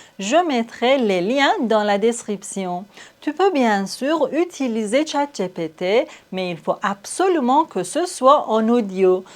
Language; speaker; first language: French; non-native, fluent; Persian